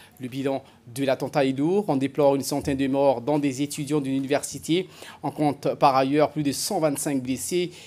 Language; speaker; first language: French; non-native, local second language; Somali